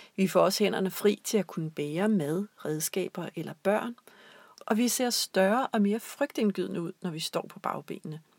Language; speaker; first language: Danish; native; Danish